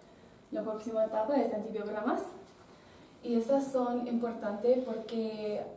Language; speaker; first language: Spanish; non-native, learner; English